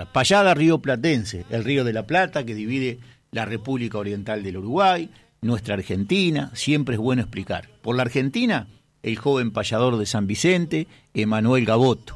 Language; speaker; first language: Spanish; native; Spanish